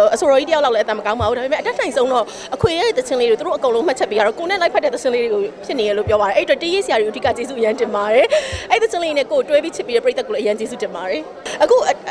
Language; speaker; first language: Burmese; native; Burmese